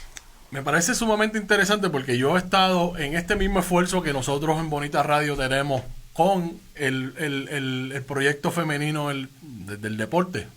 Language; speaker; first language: Spanish; native; Spanish